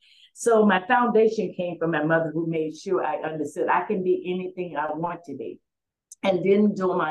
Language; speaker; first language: English; native; English